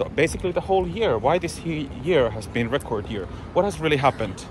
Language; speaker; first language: English; non-native, fluent; Finnish